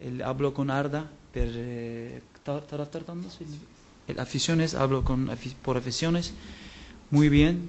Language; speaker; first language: Spanish; non-native, learner; Turkish